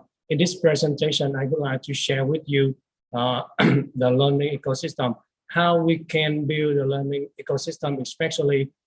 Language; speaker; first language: English; non-native, learner; Vietnamese